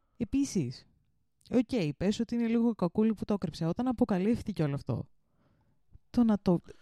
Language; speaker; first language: Greek; early bilingual, heritage; Greek